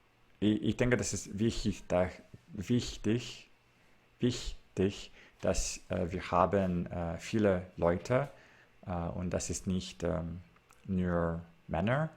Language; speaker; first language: German; non-native, learner; English